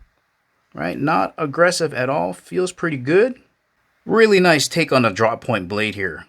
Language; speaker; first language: English; native; English